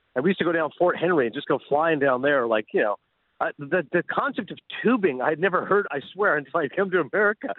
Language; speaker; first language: English; native; English